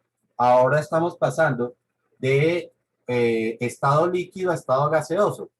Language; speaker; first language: Spanish; native; Spanish